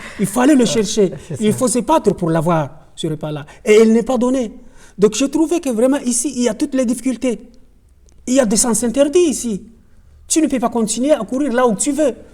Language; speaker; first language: French; non-native, local second language; Ngazidja Comorian